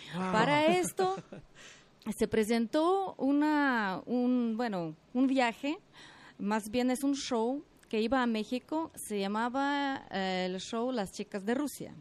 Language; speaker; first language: Spanish; non-native, fluent; Russian